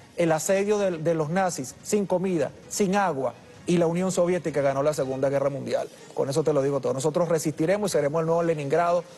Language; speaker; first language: Spanish; early bilingual, other home language; English